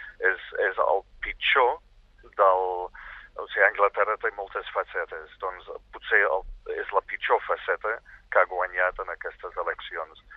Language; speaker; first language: Catalan; non-native, fluent; English